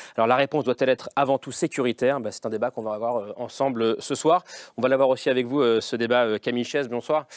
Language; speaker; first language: French; native; French